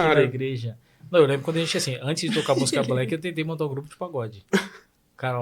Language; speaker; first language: Portuguese; native; Portuguese